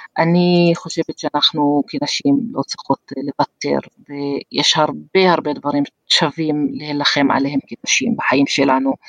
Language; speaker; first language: Hebrew; non-native, local second language; Arabic